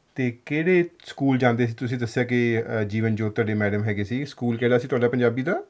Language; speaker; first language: Punjabi; native; Punjabi